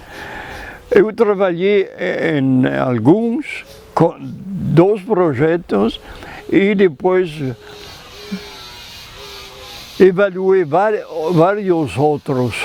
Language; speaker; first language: Portuguese; non-native, fluent; French